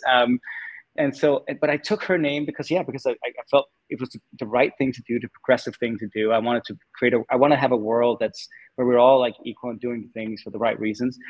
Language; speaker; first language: English; non-native, fluent; Danish